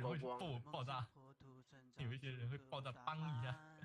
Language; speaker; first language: Chinese; native; Chinese